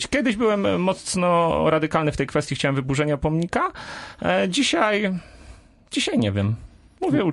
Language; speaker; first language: Polish; native; Polish